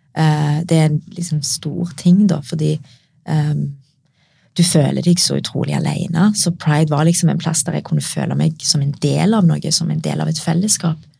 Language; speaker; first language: Norwegian; early bilingual, other home language; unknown